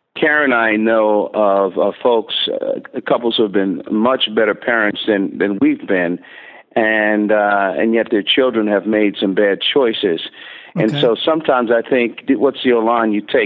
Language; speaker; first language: English; native; English